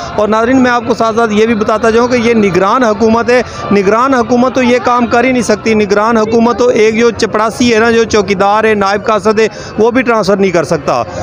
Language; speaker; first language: Urdu; non-native, local second language; Punjabi